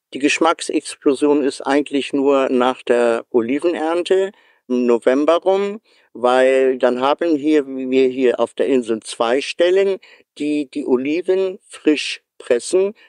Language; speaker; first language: German; native; German